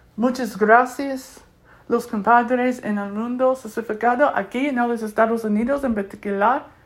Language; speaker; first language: Spanish; non-native, learner; English